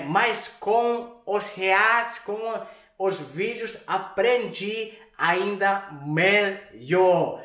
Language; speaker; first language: Portuguese; non-native, fluent; Swedish